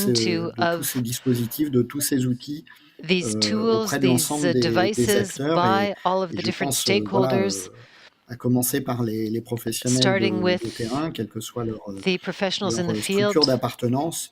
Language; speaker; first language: French; native; French